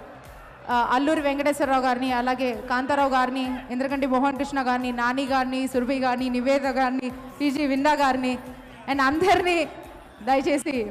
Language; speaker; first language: Telugu; native; Telugu